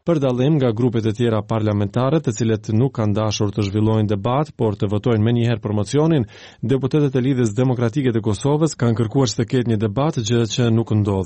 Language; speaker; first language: Albanian; native; Albanian